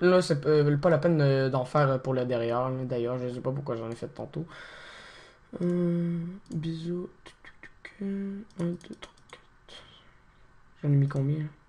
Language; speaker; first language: French; native; French